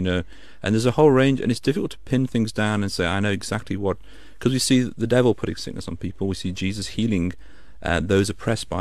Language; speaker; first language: English; native; English